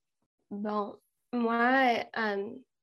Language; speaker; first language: French; non-native, learner; English